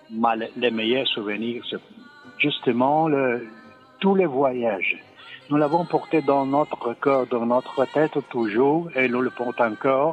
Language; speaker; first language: French; non-native, learner; Italian